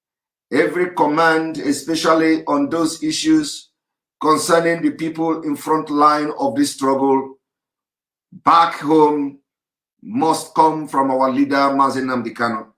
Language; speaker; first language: English; non-native, local second language; Igbo